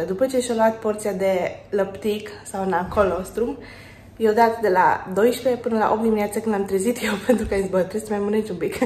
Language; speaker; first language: Romanian; native; Romanian